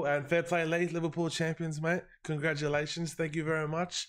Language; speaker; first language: English; native; English